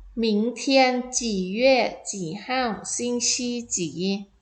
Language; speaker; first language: Chinese; non-native, fluent; Thai